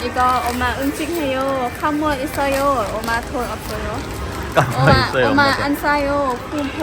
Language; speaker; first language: Korean; non-native, learner; Lao